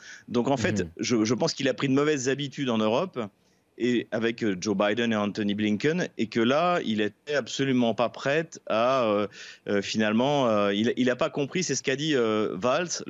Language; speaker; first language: French; native; French